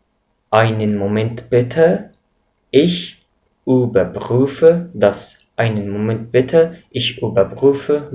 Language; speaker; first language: German; non-native, fluent; Arabic